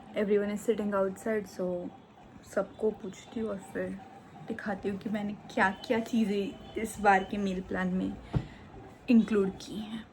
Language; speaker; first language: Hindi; non-native, local second language; Gujarati